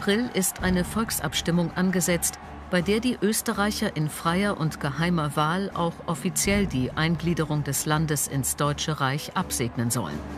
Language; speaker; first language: German; native; German